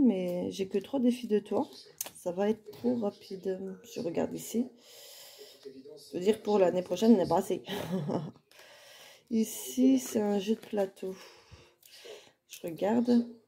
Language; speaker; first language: French; native; French